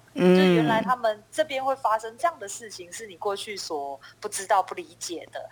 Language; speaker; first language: Chinese; native; Chinese